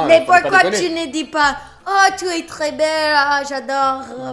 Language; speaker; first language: French; non-native, learner; English